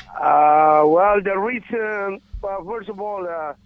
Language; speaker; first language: English; non-native, learner; Spanish